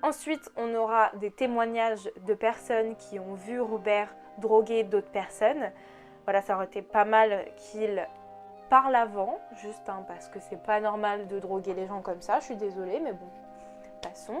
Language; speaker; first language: French; native; French